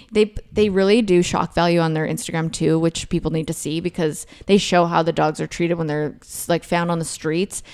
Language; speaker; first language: English; native; English